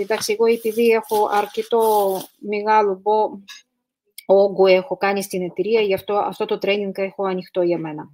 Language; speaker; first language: Greek; non-native, fluent; Russian